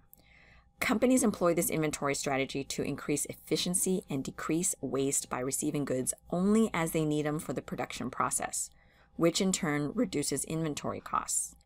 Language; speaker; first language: English; native; English